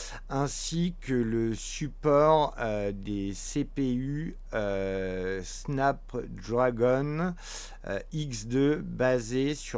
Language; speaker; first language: French; native; French